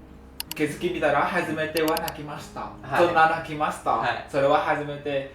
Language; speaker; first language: Japanese; non-native, learner; Vietnamese